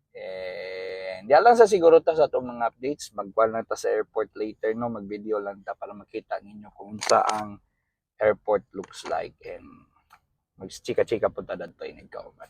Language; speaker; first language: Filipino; non-native, local second language; Cebuano